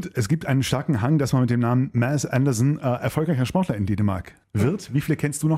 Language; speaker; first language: German; native; German